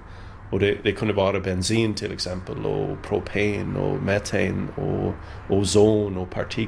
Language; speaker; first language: Swedish; non-native, fluent; English